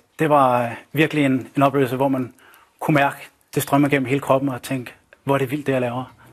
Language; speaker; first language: Danish; native; Danish